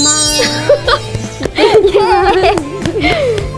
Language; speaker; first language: Japanese; native; Japanese